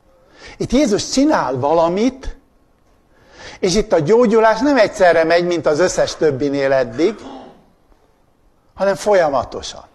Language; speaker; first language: Hungarian; native; Hungarian